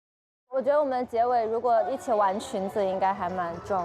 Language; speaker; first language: Chinese; native; Chinese